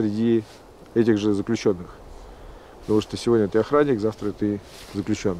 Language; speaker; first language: Russian; native; Russian